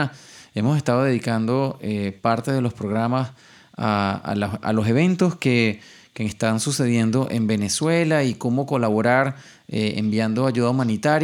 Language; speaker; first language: Spanish; native; Spanish